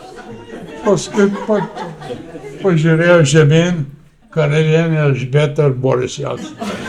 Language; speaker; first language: Lithuanian; native; Lithuanian